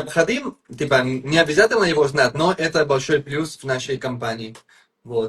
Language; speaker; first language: Russian; non-native, fluent; Catalan